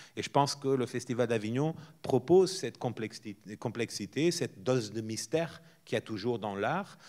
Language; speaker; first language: French; non-native, fluent; Portuguese